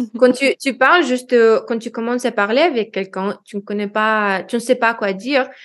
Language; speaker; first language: French; non-native, learner; Russian